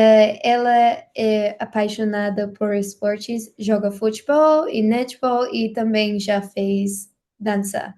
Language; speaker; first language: Portuguese; non-native, learner; English